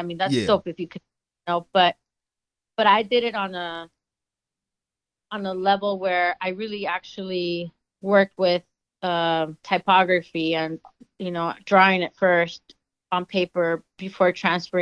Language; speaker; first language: English; native; English